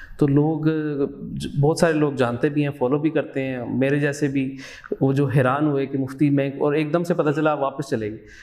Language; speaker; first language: Urdu; native; Urdu